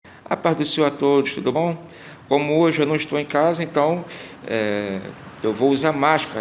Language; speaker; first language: Portuguese; native; Portuguese